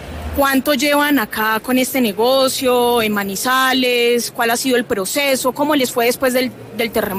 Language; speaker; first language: Spanish; native; Spanish